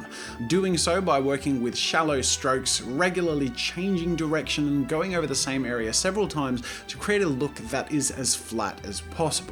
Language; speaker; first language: English; native; English